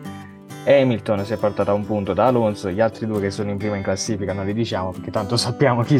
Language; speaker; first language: Italian; native; Italian